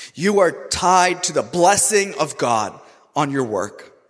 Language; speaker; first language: English; non-native, local second language; Urdu